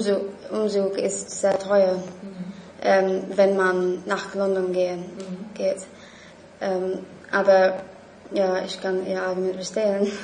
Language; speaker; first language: German; non-native, learner; English